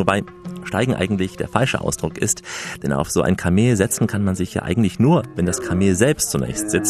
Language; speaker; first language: German; native; German